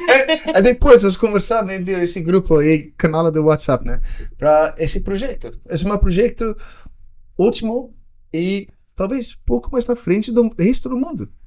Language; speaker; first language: Portuguese; non-native, learner; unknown